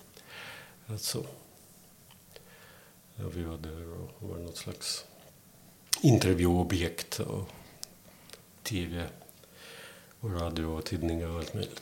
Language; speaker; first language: Swedish; non-native, fluent; Belarusian